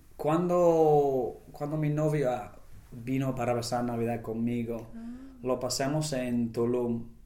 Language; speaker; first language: Spanish; non-native, fluent; English